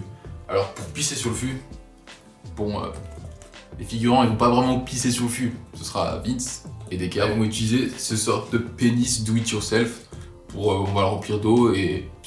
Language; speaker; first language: French; native; French